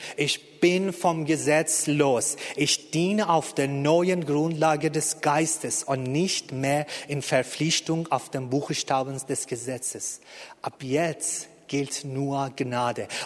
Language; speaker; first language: German; non-native, fluent; Persian